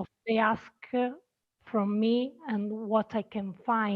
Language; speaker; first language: English; non-native, learner; Italian